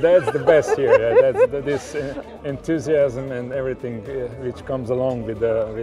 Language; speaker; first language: English; non-native, fluent; Slovenian